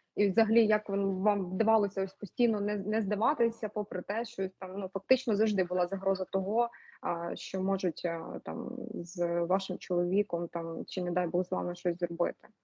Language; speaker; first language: Ukrainian; native; Ukrainian